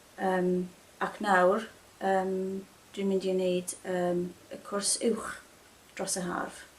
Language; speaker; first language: Welsh; non-native, local second language; English